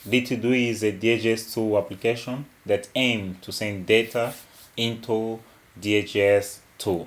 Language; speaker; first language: English; non-native, local second language; Portuguese